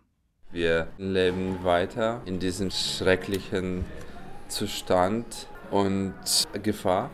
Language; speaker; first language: German; non-native, fluent; Ukrainian